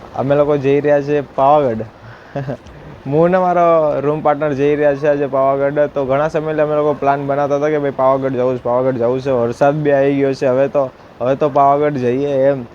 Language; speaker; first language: Gujarati; native; Gujarati